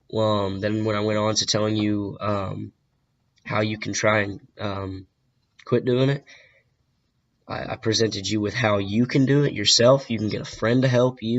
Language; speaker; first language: English; native; English